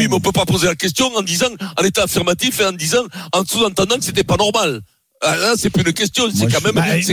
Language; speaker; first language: French; native; French